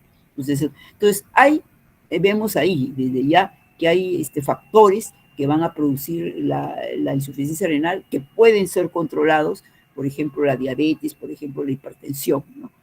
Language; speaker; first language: Spanish; native; Spanish